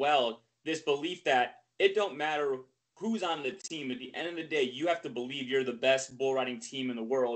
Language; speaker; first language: English; native; English